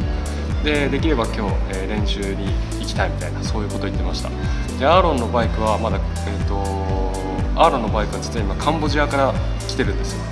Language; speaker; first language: Japanese; native; Japanese